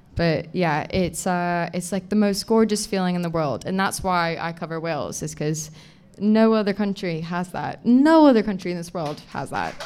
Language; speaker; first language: English; native; English